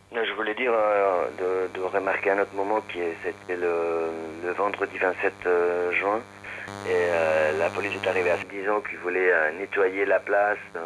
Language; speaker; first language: French; non-native, learner; Spanish